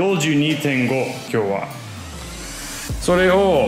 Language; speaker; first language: Japanese; non-native, fluent; English